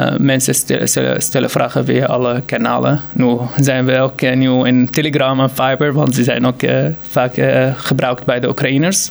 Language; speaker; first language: Dutch; non-native, fluent; Arabic